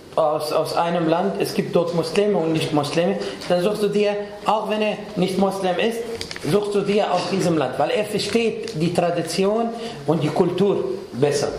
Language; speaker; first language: German; non-native, fluent; Arabic